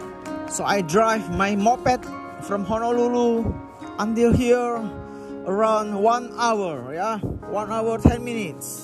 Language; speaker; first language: English; non-native, learner; Indonesian